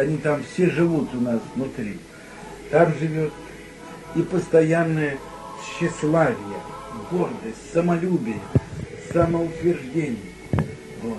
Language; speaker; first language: Russian; native; Russian